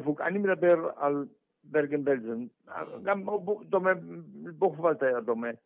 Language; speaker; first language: Hebrew; non-native, fluent; Yiddish